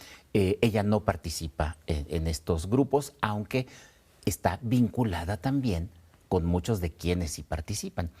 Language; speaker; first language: Spanish; native; Spanish